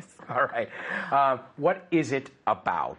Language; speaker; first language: English; non-native, fluent; Spanish